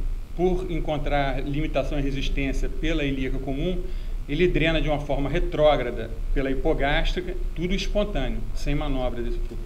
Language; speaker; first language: Portuguese; native; Portuguese